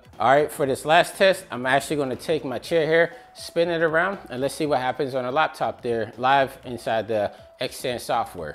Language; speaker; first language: English; native; English